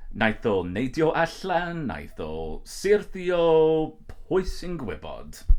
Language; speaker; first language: Welsh; non-native, learner; English